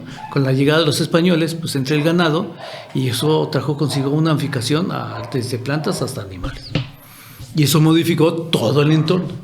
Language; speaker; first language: Spanish; native; Spanish